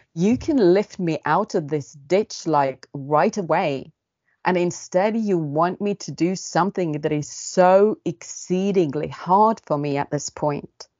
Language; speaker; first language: English; early bilingual, other home language; Estonian